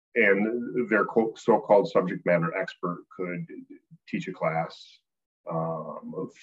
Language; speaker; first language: English; native; English